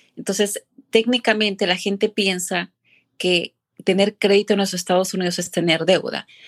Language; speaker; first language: Spanish; native; Spanish